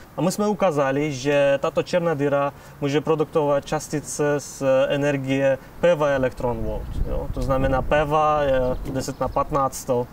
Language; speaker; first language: Czech; non-native, fluent; Russian